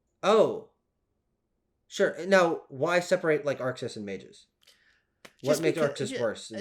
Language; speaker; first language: English; native; English